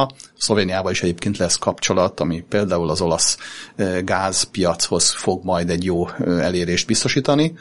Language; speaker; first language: Hungarian; native; Hungarian